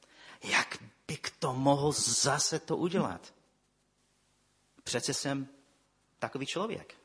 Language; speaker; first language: Czech; non-native, fluent; English